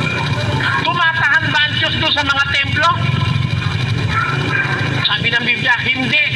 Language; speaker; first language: Filipino; native; Filipino